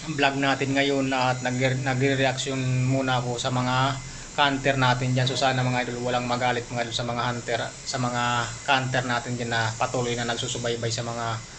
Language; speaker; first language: Filipino; non-native, local second language; Bikol